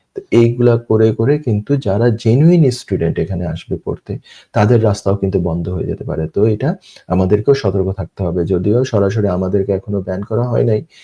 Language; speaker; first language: Bangla; native; Bangla